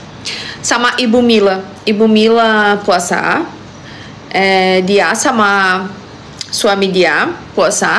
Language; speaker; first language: Indonesian; non-native, learner; Portuguese